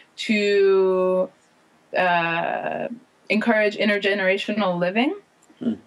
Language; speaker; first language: English; native; English